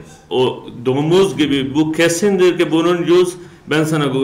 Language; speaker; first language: Turkish; non-native, learner; Urdu